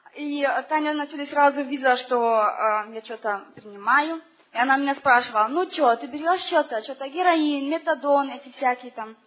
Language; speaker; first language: Russian; non-native, learner; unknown